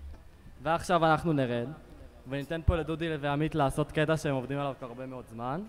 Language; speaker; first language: Hebrew; native; Hebrew